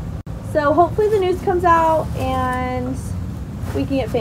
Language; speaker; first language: English; native; English